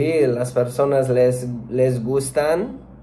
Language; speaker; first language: Spanish; non-native, learner; English